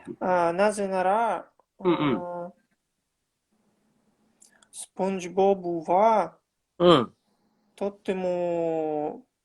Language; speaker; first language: Japanese; non-native, learner; Russian